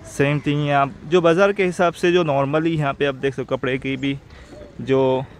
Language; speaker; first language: Hindi; non-native, local second language; Konkani